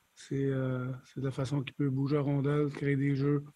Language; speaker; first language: French; native; French